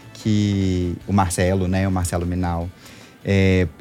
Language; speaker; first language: Portuguese; native; Portuguese